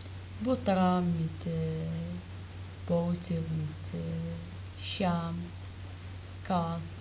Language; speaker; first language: Dutch; non-native, learner; Arabic